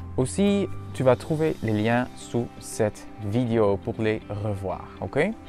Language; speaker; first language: French; non-native, fluent; Dutch